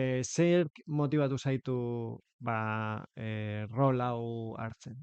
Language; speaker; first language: Basque; native; Basque